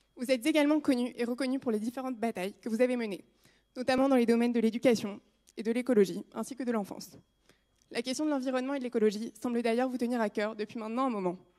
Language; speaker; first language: French; native; French